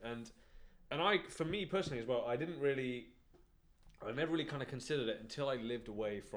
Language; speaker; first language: English; native; English